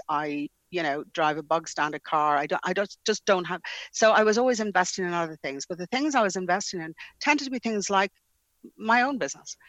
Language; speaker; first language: English; native; English